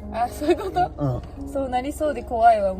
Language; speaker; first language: Japanese; native; Japanese